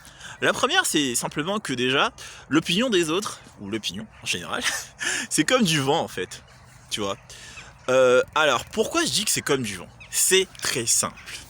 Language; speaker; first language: French; native; French